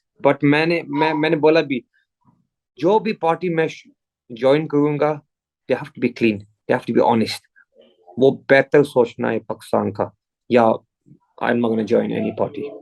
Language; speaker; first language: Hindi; early bilingual, heritage; English